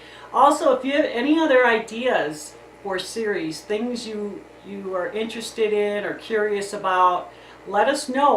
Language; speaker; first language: English; native; English